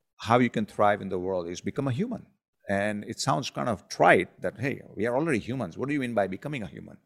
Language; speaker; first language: English; non-native, local second language; Gujarati